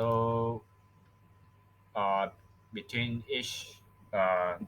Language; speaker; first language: English; non-native, local second language; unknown